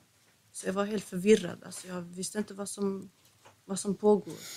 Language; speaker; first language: Swedish; non-native, fluent; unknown